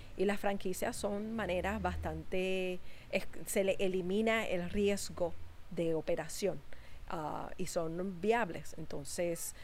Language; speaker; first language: Spanish; native; Spanish